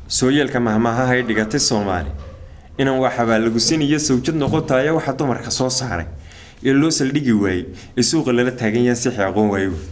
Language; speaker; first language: Somali; native; Somali